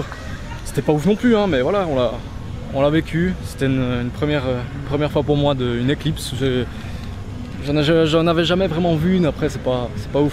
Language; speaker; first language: French; native; French